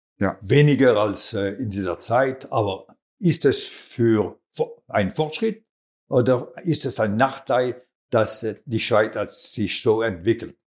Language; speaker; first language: German; non-native, local second language; French